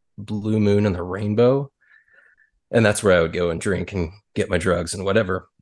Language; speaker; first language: English; native; English